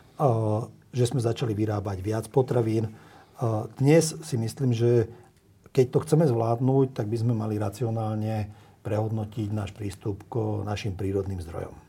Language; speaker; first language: Slovak; non-native, local second language; Hungarian